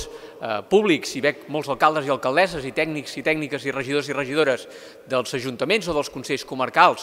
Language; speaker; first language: Catalan; native; Catalan